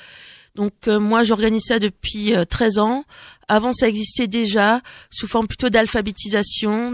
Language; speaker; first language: French; native; French